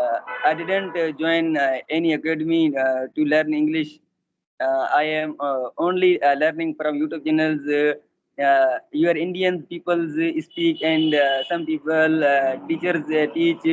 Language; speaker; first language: English; non-native, learner; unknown